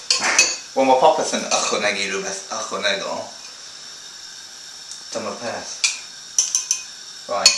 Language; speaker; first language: Welsh; non-native, local second language; English